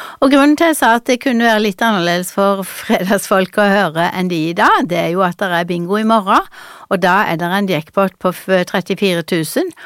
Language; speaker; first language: Norwegian; native; Norwegian